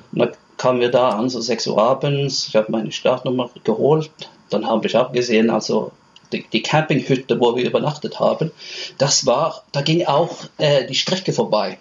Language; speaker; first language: German; non-native, fluent; Norwegian